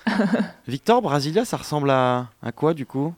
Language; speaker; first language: French; native; French